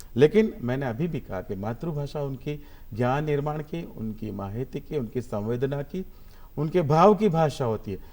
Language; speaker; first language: Hindi; non-native, local second language; Gujarati